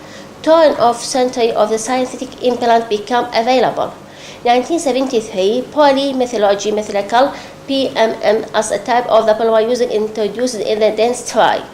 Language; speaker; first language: English; non-native, local second language; Arabic